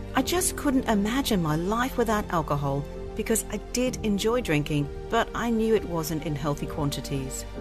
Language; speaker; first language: English; native; English